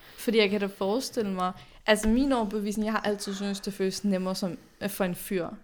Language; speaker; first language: Danish; early bilingual, other home language; Arabic